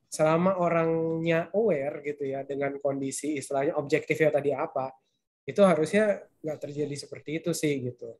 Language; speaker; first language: Indonesian; native; Indonesian